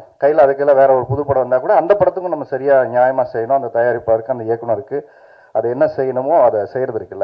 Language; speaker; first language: Tamil; native; Tamil